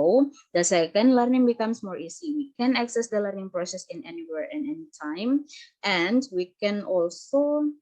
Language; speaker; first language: English; non-native, fluent; Indonesian